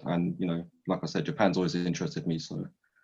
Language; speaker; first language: English; native; English